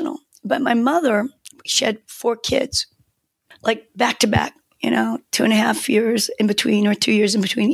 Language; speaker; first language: English; non-native, fluent; Korean